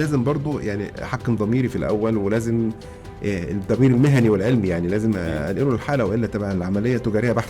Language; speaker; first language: Arabic; native; Arabic